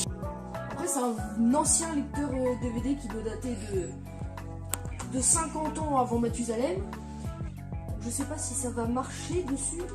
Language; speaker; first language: French; native; French